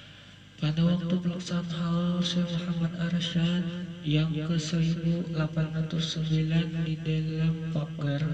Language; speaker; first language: Indonesian; native; Indonesian